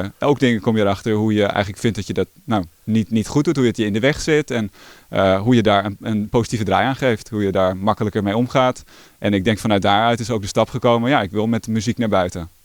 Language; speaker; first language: Dutch; native; Dutch